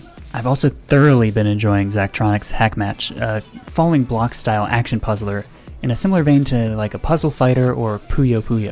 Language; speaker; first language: English; native; English